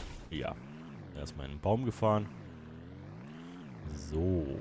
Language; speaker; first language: German; native; German